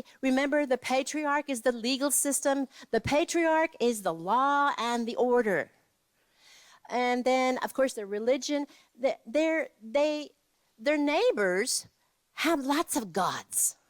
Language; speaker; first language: English; native; English